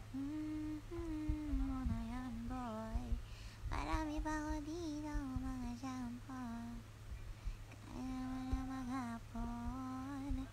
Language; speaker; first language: Filipino; native; Filipino